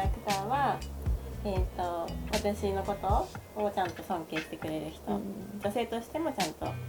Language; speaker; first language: Japanese; native; Japanese